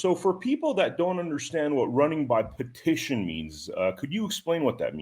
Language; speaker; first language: English; native; English